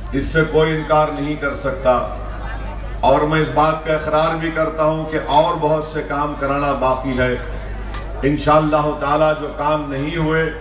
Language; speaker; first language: Urdu; native; Urdu